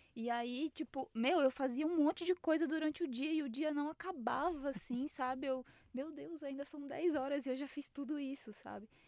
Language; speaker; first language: Portuguese; native; Portuguese